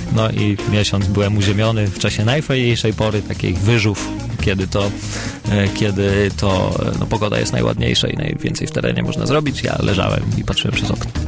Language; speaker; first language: Polish; native; Polish